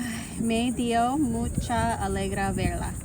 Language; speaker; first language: Spanish; non-native, learner; Lao